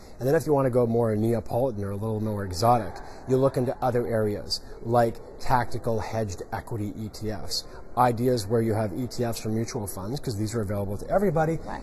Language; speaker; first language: English; native; English